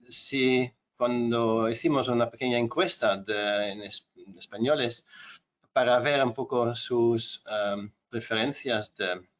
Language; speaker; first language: Spanish; non-native, fluent; Dutch